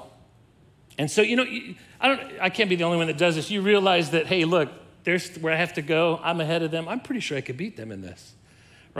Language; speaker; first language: English; native; English